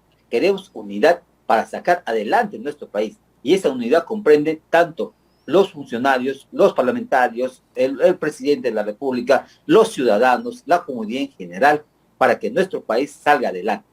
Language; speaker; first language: Spanish; native; Spanish